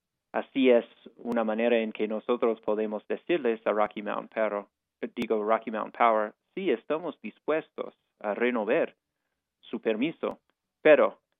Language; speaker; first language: Spanish; non-native, fluent; English